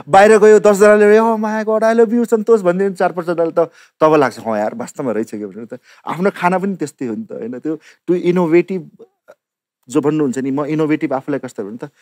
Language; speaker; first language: Nepali; non-native, local second language; Maithili